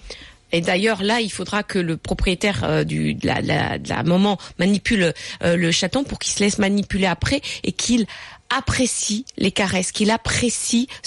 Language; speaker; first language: French; native; French